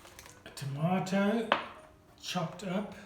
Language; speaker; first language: English; native; English